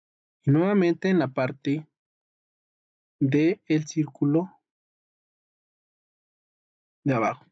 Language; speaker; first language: Spanish; native; Spanish